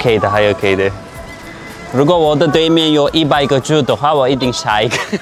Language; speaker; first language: Chinese; non-native, fluent; Turkish